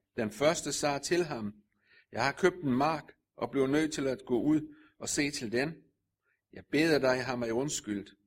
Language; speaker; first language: Danish; native; Danish